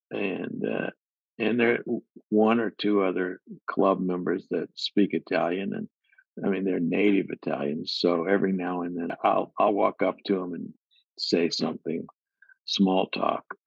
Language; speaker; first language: English; native; English